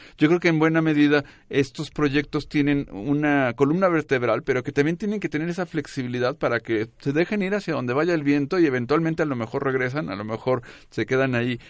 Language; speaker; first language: Spanish; native; Spanish